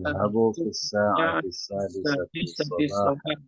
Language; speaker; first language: Arabic; non-native, learner; Indonesian